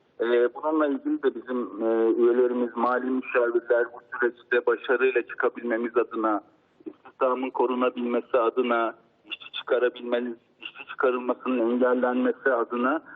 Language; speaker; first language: Turkish; native; Turkish